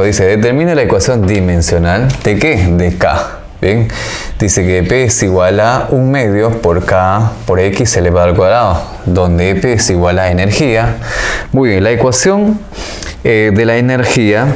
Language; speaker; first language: Spanish; native; Spanish